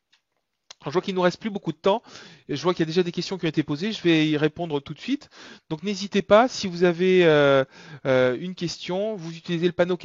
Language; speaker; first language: French; native; French